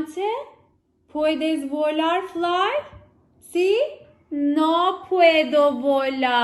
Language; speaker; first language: Spanish; non-native, learner; Turkish